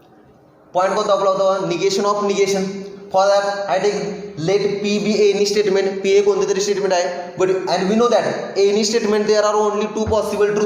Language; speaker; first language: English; non-native, local second language; Marathi